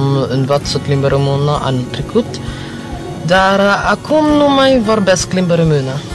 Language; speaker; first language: Dutch; non-native, learner; Filipino